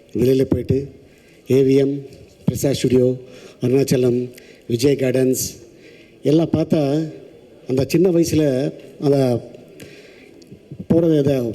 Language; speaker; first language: Tamil; non-native, local second language; Telugu